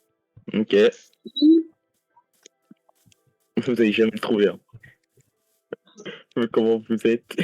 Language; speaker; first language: French; native; French